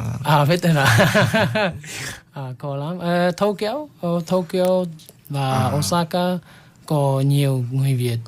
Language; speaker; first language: Vietnamese; non-native, learner; English